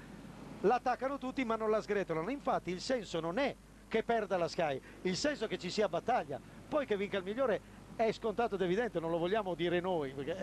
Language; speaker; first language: Italian; native; Italian